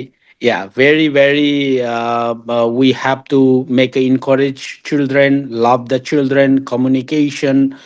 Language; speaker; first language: English; non-native, learner; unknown